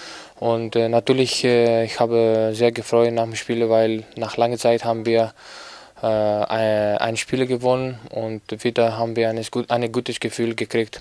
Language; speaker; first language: German; non-native, fluent; Greek